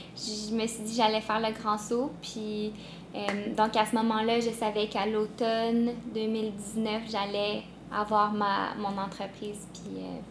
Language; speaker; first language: French; native; French